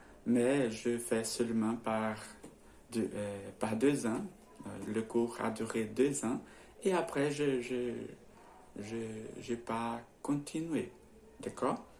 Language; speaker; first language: French; non-native, learner; Portuguese